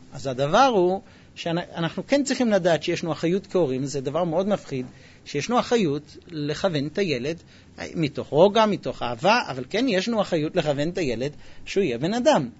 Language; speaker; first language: Hebrew; non-native, fluent; English